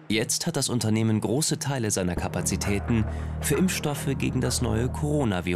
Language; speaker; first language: German; native; German